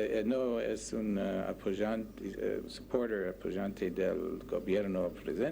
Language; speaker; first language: Spanish; non-native, learner; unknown